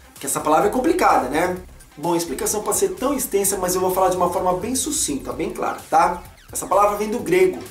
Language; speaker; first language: Portuguese; native; Portuguese